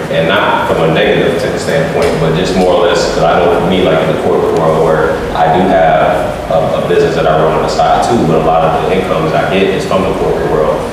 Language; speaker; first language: English; native; English